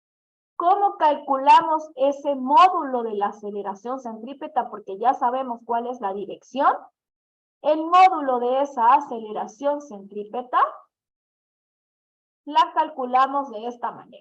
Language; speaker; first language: Spanish; native; Spanish